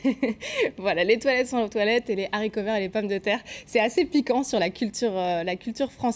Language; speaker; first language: French; native; French